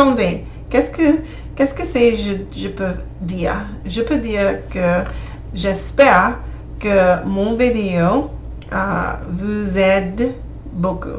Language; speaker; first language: French; non-native, learner; English